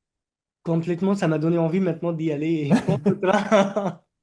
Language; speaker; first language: French; non-native, fluent; Marathi